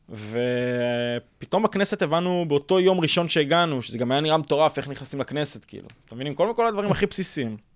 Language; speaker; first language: Hebrew; early bilingual, other home language; English